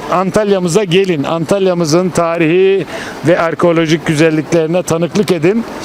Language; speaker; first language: Turkish; native; Turkish